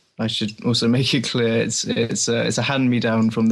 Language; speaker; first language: English; native; English